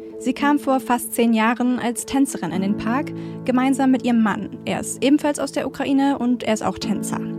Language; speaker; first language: German; native; German